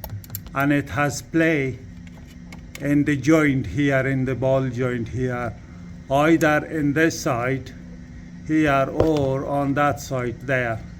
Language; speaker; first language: English; non-native, fluent; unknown